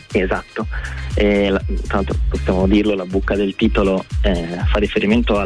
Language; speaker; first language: Italian; native; Italian